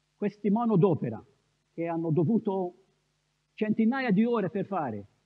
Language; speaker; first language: Italian; non-native, fluent; Maltese